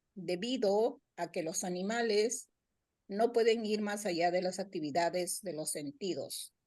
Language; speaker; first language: Spanish; native; Spanish